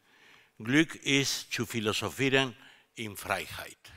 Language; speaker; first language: German; non-native, fluent; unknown